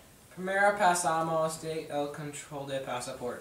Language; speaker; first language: Spanish; non-native, learner; English